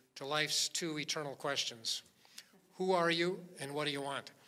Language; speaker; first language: English; native; English